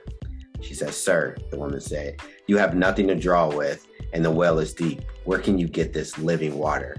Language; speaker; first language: English; native; English